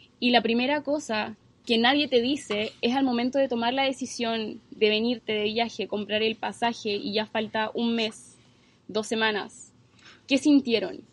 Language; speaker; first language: Spanish; native; Spanish